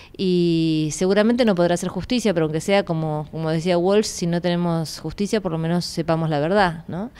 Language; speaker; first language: Spanish; native; Spanish